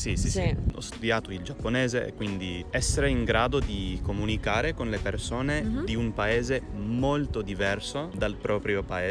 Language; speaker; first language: Italian; non-native, fluent; English